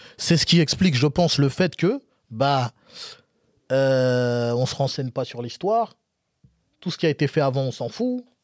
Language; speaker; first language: French; native; French